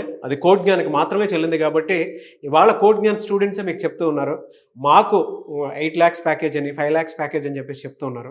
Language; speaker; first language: Telugu; native; Telugu